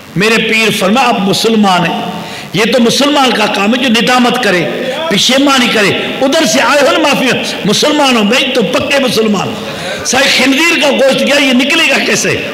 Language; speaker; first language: Urdu; non-native, local second language; Sindhi